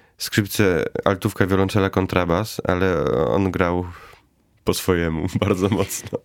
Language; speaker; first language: Polish; native; Polish